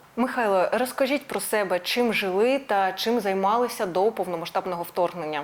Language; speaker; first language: Ukrainian; non-native, local second language; Russian